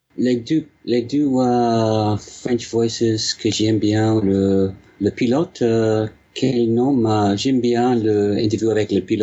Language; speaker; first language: French; non-native, learner; English